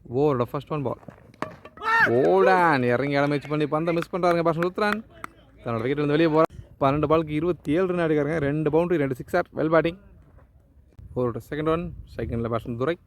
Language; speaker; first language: Tamil; native; Tamil